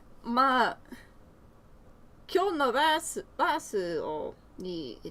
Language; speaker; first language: Japanese; non-native, learner; English